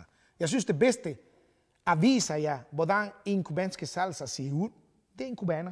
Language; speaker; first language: Danish; non-native, fluent; Spanish